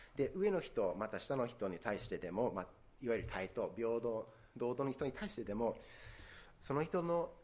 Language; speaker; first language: Japanese; non-native, fluent; English